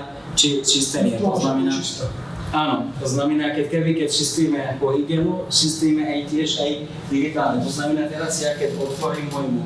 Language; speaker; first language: Slovak; non-native, fluent; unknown